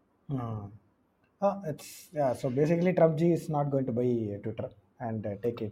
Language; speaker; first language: English; non-native, local second language; Tamil